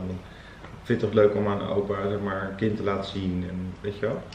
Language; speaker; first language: Dutch; native; Dutch